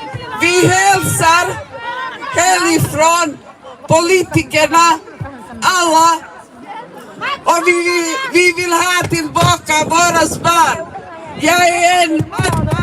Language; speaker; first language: Swedish; non-native, learner; Somali